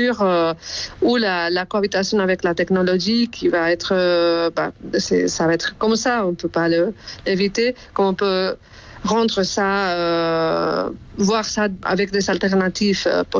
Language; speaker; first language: French; non-native, fluent; Spanish